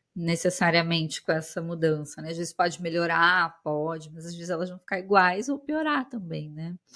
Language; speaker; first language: Portuguese; native; Portuguese